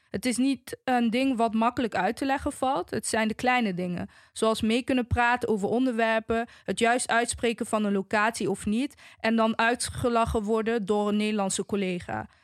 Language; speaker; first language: Dutch; native; Dutch